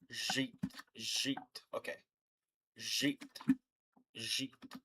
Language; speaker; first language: Russian; non-native, learner; English